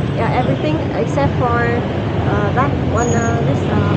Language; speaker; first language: English; non-native, learner; Vietnamese